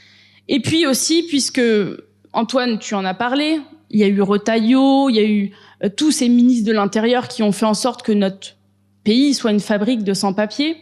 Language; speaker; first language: French; native; French